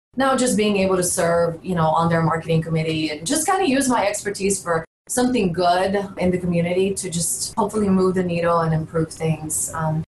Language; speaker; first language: English; early bilingual, other home language; Bulgarian